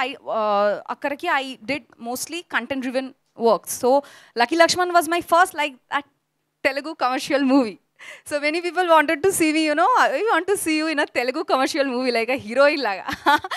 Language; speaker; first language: Telugu; non-native, local second language; Bangla